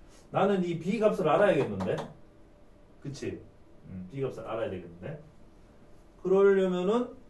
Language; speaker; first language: Korean; native; Korean